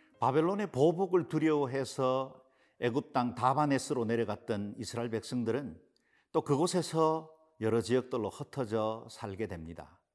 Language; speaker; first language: Korean; native; Korean